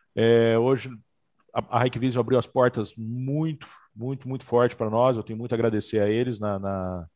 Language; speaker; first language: Portuguese; native; Portuguese